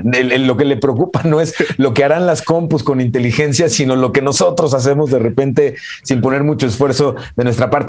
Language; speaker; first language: Spanish; native; Spanish